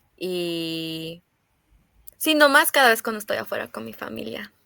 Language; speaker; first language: Spanish; early bilingual, other home language; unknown